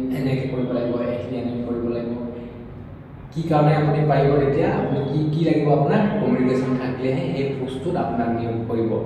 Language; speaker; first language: Assamese; native; Assamese